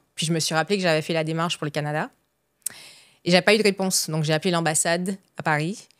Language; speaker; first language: French; native; French